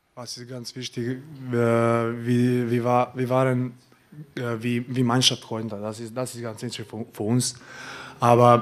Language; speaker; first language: German; non-native, learner; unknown